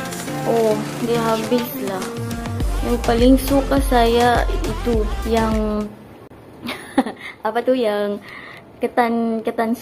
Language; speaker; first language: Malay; non-native, fluent; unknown